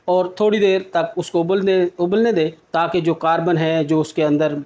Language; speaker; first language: Urdu; native; Urdu